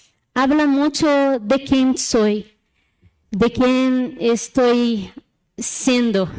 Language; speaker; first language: Spanish; non-native, learner; Portuguese